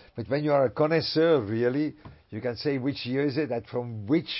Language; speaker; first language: English; non-native, fluent; German